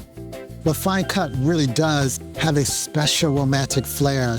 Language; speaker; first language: English; native; English